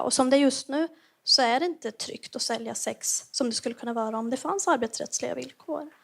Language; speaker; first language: Swedish; native; Swedish